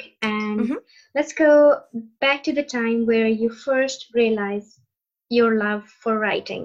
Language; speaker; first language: English; non-native, local second language; Urdu